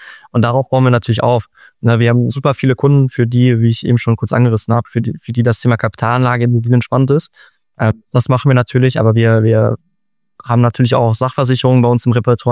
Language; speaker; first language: German; native; German